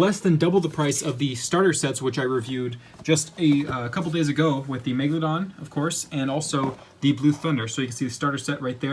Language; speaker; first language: English; native; English